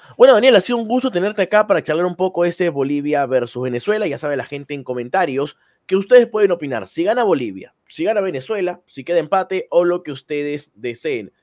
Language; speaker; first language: Spanish; native; Spanish